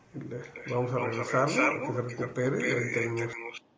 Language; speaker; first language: Spanish; native; Spanish